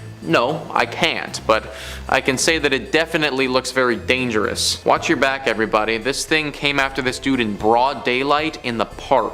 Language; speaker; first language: English; native; English